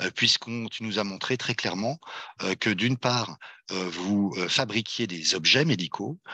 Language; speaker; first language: French; native; French